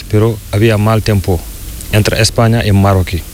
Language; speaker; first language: Spanish; non-native, learner; Fula